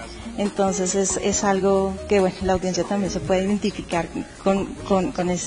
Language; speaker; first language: Spanish; native; Spanish